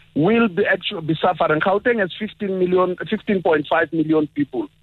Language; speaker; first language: English; non-native, local second language; Tsonga